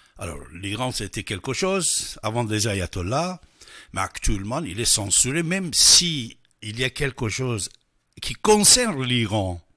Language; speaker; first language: French; non-native, fluent; Persian